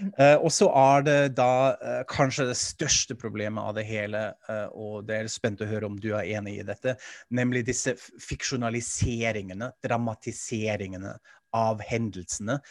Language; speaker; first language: Norwegian; non-native, fluent; German